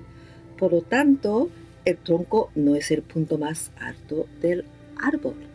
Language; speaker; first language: Spanish; non-native, fluent; Japanese